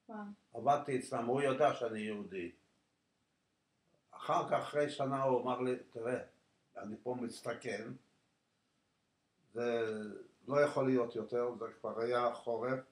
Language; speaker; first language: Hebrew; non-native, fluent; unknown